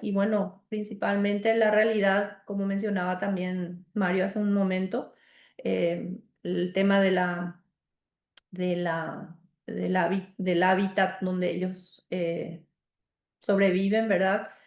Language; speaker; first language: Spanish; native; Spanish